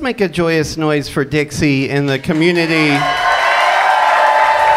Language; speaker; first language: English; native; English